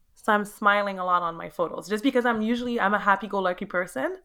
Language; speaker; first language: English; native; English